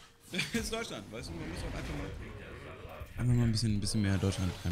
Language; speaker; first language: German; native; German